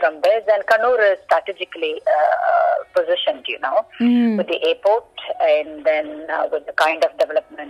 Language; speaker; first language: English; non-native, local second language; Malayalam